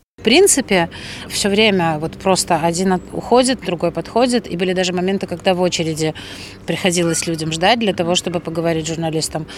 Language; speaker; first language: Russian; native; Russian